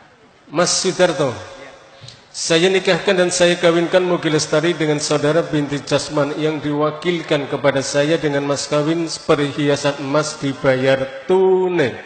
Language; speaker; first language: Indonesian; non-native, local second language; Javanese